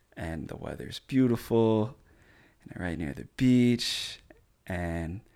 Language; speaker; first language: English; native; English